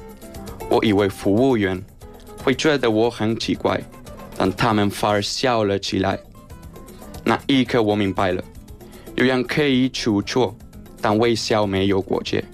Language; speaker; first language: Chinese; non-native, learner; Spanish